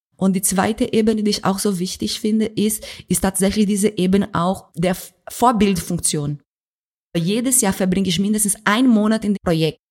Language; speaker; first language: German; non-native, fluent; Portuguese